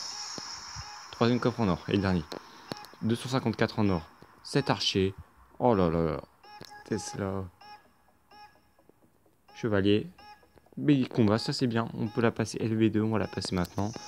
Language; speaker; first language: French; native; French